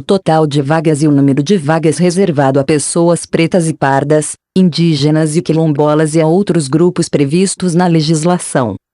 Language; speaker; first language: Portuguese; native; Portuguese